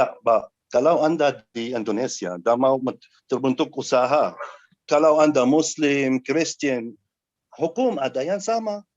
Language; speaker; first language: Indonesian; non-native, learner; Arabic